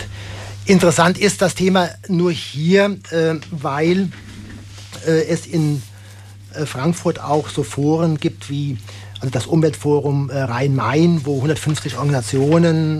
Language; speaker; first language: German; native; German